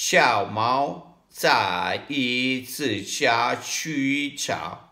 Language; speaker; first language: Chinese; non-native, learner; Italian